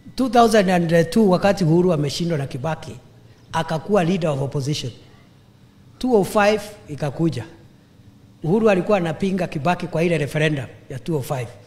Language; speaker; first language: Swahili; non-native, local second language; Meru